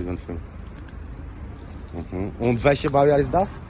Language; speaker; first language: German; non-native, learner; Polish